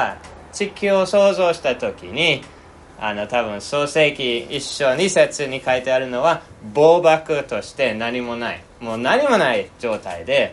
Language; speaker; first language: Japanese; non-native, fluent; English